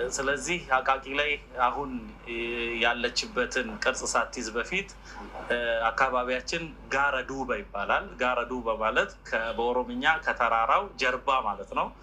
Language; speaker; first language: Amharic; non-native, local second language; Oromo